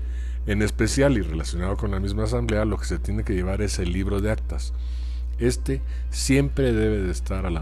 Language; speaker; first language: Spanish; native; Spanish